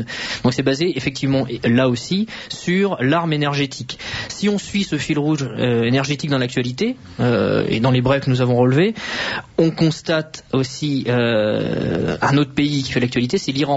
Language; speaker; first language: French; native; French